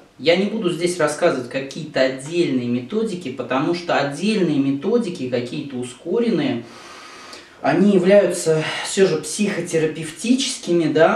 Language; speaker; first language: Russian; native; Russian